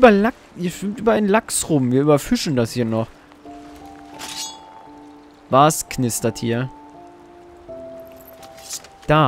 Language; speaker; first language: German; native; German